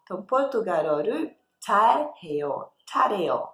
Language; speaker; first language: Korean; non-native, fluent; Portuguese